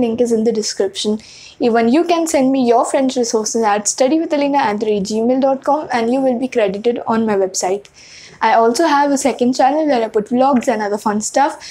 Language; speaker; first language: English; non-native, local second language; Hindi